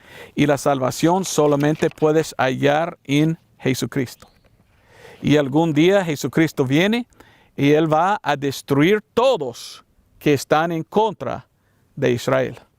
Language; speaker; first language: Spanish; non-native, fluent; English